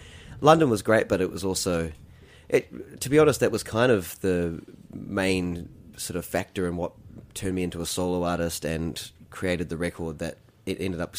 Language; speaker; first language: English; native; English